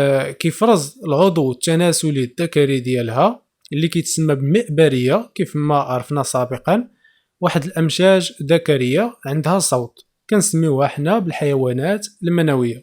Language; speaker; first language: Arabic; native; Arabic